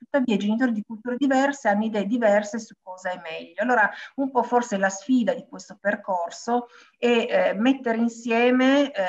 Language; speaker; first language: Italian; non-native, fluent; Arabic